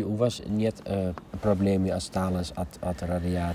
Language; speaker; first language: Russian; non-native, fluent; Dutch